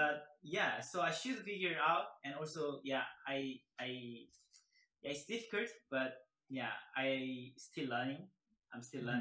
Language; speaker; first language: English; non-native, learner; Korean